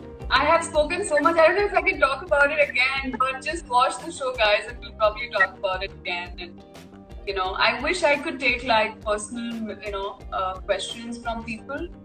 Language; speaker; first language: English; non-native, local second language; Hindi